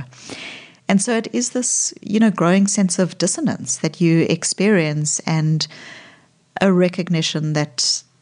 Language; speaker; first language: English; native; English